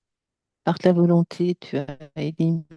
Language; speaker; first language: French; native; French